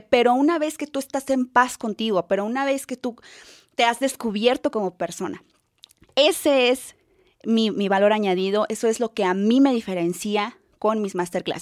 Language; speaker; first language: Spanish; native; Spanish